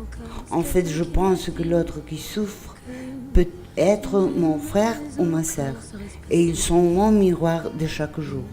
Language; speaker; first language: French; non-native, learner; Spanish